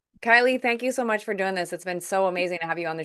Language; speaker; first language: English; native; English